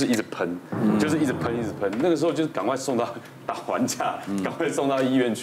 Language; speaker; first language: Chinese; native; Chinese